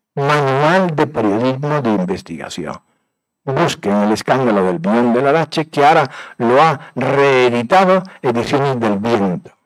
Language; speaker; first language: Spanish; native; Spanish